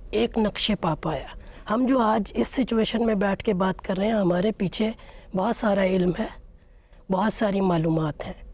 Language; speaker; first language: Urdu; native; Urdu